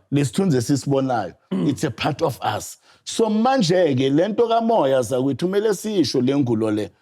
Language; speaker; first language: Zulu; native; Zulu